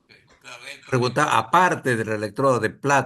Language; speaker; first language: Spanish; native; Spanish